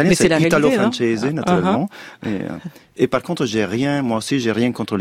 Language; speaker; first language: French; non-native, fluent; Italian